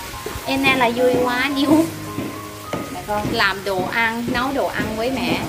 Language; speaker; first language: Vietnamese; non-native, learner; Thai